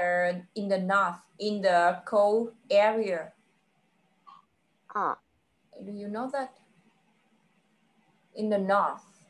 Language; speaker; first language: English; non-native, fluent; Vietnamese